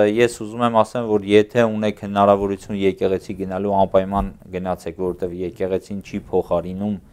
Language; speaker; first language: Armenian; native; Armenian